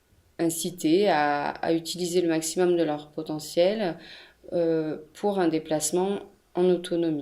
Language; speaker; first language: French; native; French